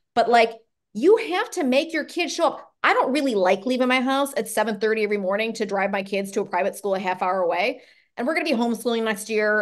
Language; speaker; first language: English; native; English